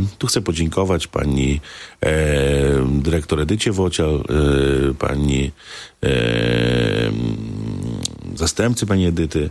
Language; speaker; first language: Polish; native; Polish